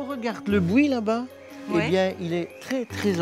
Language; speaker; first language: French; native; French